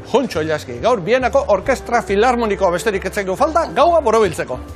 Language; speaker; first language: Basque; native; Basque